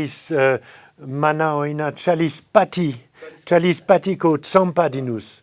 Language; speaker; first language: Nepali; non-native, fluent; French